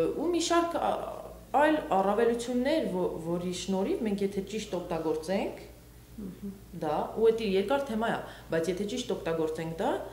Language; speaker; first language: Armenian; early bilingual, heritage; Armenian